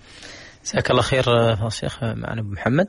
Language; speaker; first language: Arabic; native; Arabic